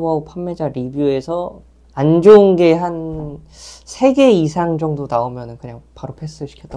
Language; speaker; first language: Korean; native; Korean